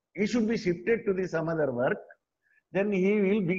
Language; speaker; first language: English; non-native, local second language; Telugu